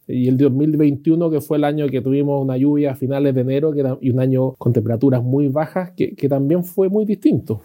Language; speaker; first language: Spanish; native; Spanish